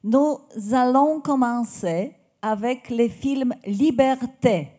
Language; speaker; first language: French; non-native, learner; Polish